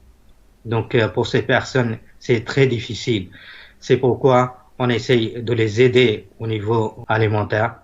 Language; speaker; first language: French; non-native, fluent; Bangla